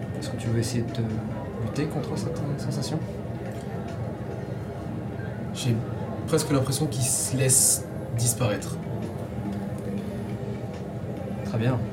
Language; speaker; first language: French; native; French